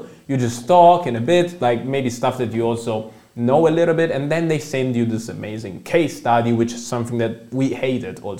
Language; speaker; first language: English; non-native, fluent; Italian